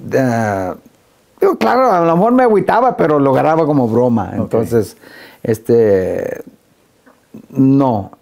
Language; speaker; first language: Spanish; early bilingual, heritage; Spanish